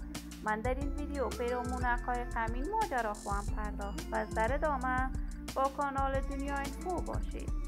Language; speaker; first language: Persian; native; Persian